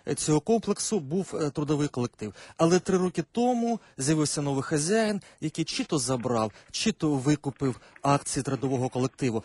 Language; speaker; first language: Ukrainian; native; Ukrainian